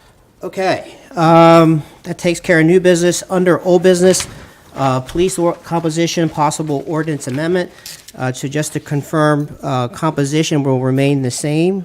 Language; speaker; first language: English; native; English